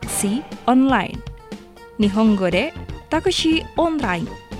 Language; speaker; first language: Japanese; non-native, fluent; Indonesian